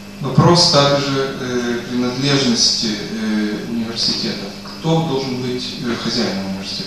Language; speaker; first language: Russian; native; Russian